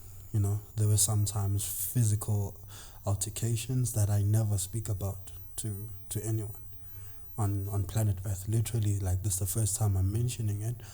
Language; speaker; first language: English; non-native, local second language; Zulu